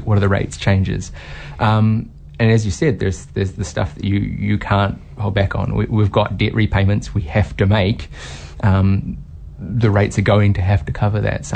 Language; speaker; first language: English; native; English